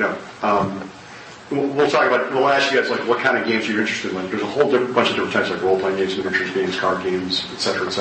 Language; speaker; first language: English; native; English